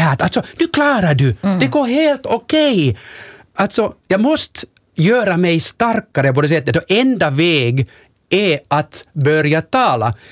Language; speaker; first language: Swedish; non-native, local second language; Finnish